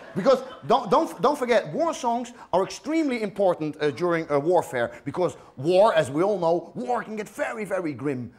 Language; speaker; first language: English; non-native, fluent; Dutch